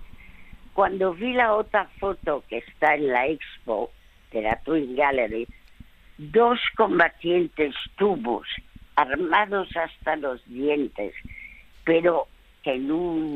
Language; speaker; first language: Spanish; early bilingual, other home language; French